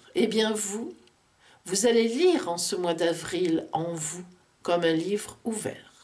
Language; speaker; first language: French; native; French